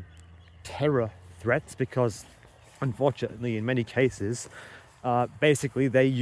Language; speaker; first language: English; native; English